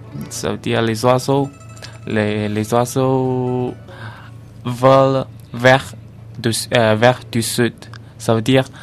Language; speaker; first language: French; non-native, learner; Chinese